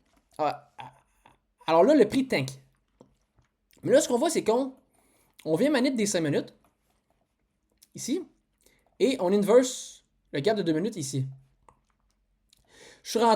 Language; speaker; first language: French; native; French